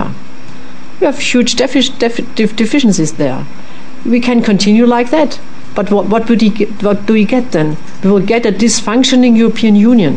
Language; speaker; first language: English; non-native, fluent; French